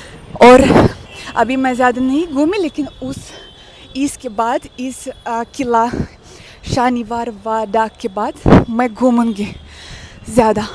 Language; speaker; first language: Hindi; non-native, learner; Russian